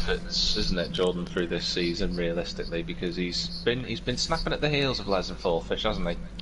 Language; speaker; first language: English; native; English